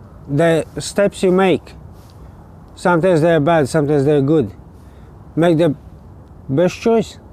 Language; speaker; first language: English; non-native, learner; Latvian